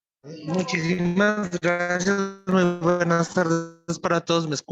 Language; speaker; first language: Spanish; native; Spanish